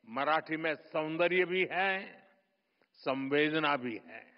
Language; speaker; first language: Hindi; non-native, local second language; Gujarati